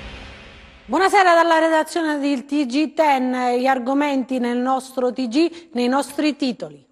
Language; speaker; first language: Italian; native; Italian